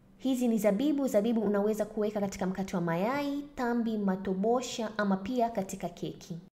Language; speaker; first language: Swahili; native; Swahili